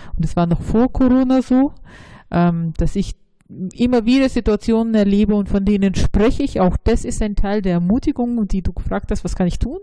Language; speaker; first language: German; early bilingual, other home language; Russian